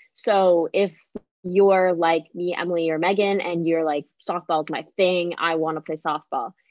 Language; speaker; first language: English; native; English